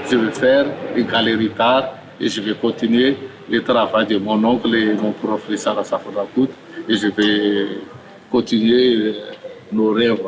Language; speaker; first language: French; non-native, local second language; Malagasy